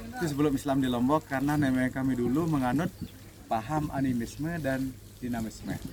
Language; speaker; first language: Indonesian; non-native, local second language; Sasak